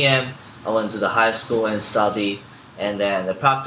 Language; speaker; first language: English; non-native, fluent; Japanese